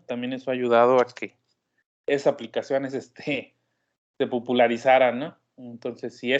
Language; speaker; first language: Spanish; native; Spanish